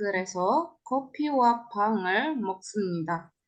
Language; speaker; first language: Korean; non-native, learner; Indonesian